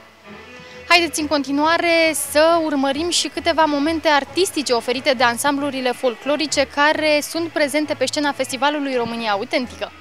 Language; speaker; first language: Romanian; native; Romanian